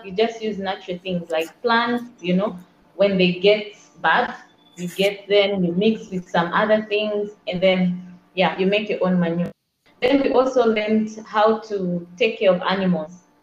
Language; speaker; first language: English; non-native, local second language; Bemba